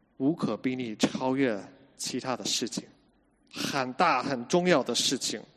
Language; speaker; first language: Chinese; non-native, fluent; English